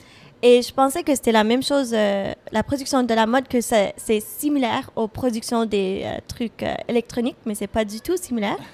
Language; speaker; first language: French; non-native, fluent; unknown